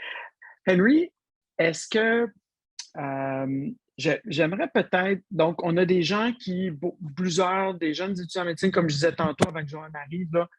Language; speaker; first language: French; native; French